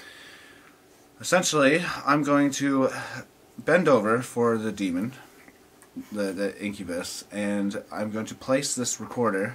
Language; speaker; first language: English; native; English